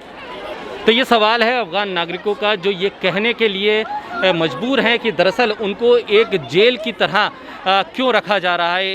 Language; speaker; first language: Hindi; native; Hindi